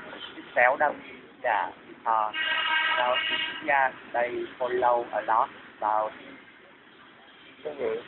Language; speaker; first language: English; non-native, learner; Vietnamese